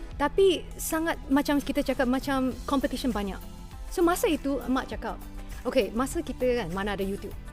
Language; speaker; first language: Malay; non-native, local second language; Chinese